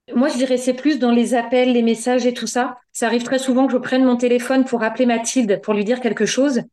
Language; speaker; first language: French; native; French